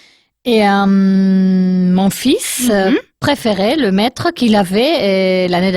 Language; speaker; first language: French; non-native, learner; Spanish